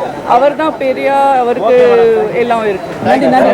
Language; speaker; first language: Tamil; non-native, local second language; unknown